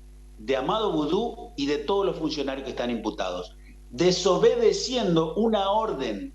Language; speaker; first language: Spanish; native; Spanish